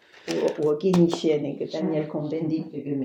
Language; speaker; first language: Chinese; non-native, fluent; French